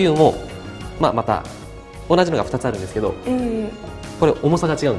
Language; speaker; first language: Japanese; native; Japanese